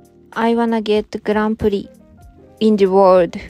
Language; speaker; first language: English; non-native, learner; Japanese